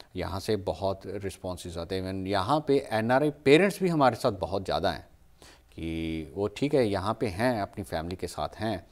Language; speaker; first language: Hindi; native; Hindi